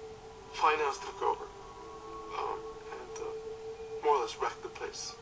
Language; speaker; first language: English; non-native, fluent; Icelandic